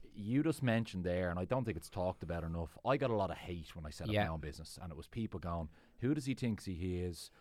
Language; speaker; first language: English; native; English